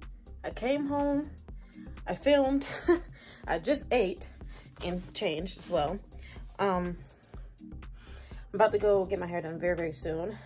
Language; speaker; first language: English; native; English